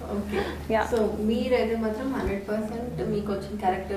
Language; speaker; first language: Telugu; native; Telugu